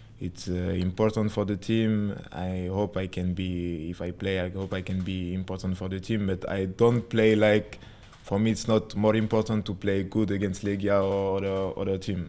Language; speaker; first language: English; non-native, learner; French